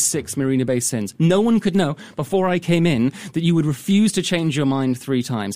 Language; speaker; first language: English; native; English